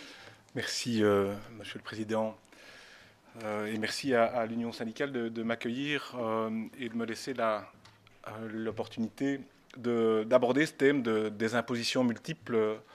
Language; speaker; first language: French; native; French